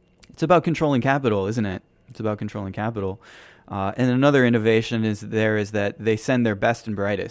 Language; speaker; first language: English; native; English